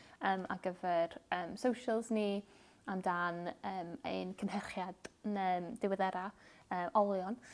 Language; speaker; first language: Welsh; non-native, local second language; English